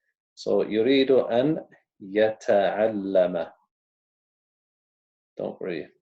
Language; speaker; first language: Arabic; non-native, fluent; English